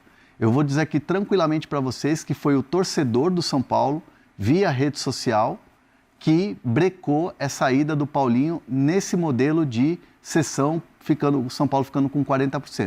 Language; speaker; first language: Portuguese; native; Portuguese